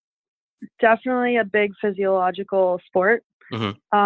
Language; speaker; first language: English; native; English